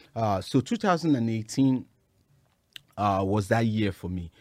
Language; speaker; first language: English; non-native, local second language; Yoruba